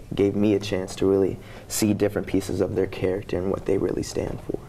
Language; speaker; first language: English; native; English